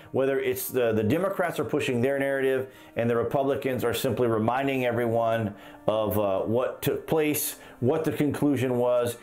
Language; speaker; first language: English; native; English